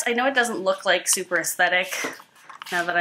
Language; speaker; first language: English; native; English